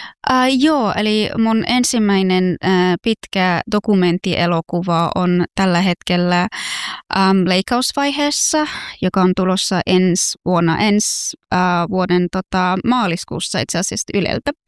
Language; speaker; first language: Finnish; non-native, fluent; Persian